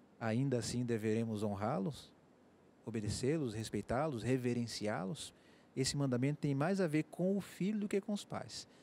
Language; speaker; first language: Portuguese; native; Portuguese